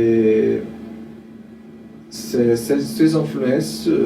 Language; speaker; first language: French; non-native, fluent; Portuguese